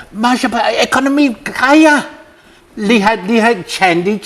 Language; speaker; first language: Indonesian; non-native, learner; English